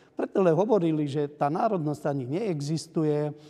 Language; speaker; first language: Slovak; non-native, local second language; Hungarian